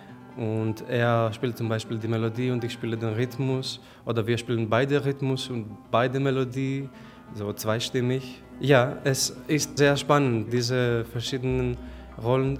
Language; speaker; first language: German; non-native, fluent; Persian